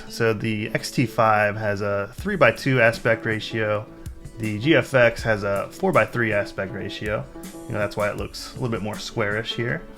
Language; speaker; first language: English; native; English